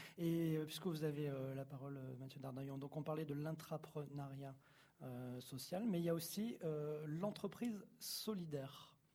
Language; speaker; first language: French; native; French